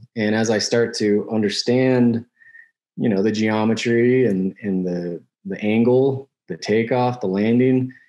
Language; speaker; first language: English; native; English